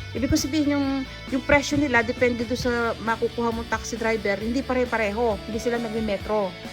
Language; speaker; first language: Filipino; non-native, local second language; Pampanga